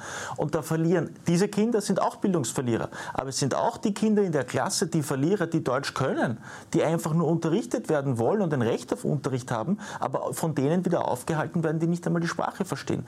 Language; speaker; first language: German; native; German